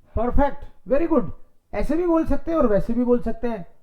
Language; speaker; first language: Hindi; native; Hindi